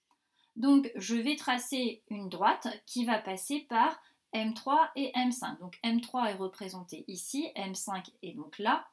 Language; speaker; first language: French; native; French